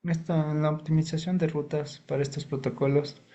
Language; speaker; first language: Spanish; native; Spanish